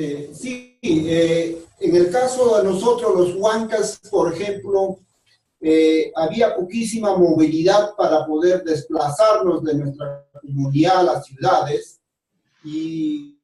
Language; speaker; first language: Spanish; non-native, local second language; Quechua